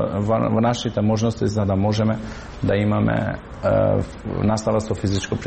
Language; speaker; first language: Macedonian; non-native, local second language; Albanian